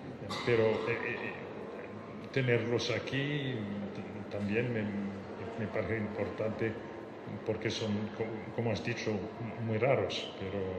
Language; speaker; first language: Spanish; non-native, fluent; French